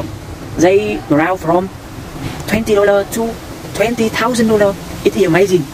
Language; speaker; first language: English; non-native, learner; Vietnamese